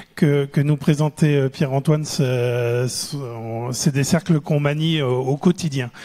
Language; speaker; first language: French; native; French